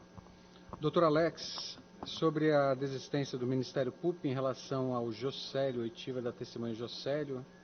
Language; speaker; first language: Portuguese; native; Portuguese